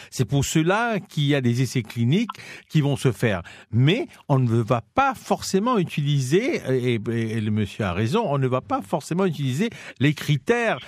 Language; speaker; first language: French; non-native, local second language; Morisyen